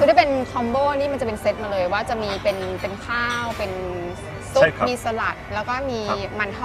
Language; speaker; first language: Thai; native; Thai